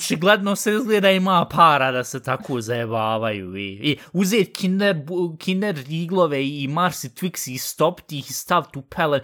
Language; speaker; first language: Bosnian; early bilingual, heritage; Bosnian